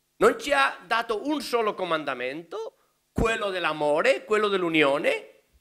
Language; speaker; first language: Italian; non-native, fluent; Spanish